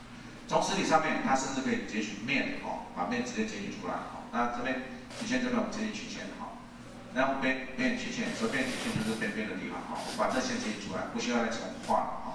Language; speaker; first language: Chinese; native; Chinese